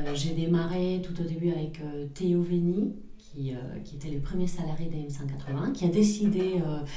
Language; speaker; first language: French; non-native, fluent; Spanish